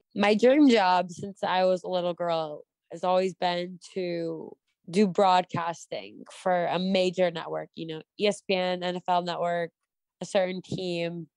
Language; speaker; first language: English; native; English